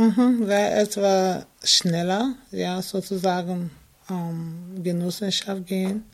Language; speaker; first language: German; non-native, fluent; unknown